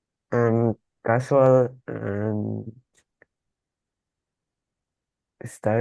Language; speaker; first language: English; non-native, learner; Spanish